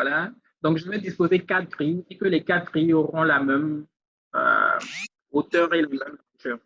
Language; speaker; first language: French; native; French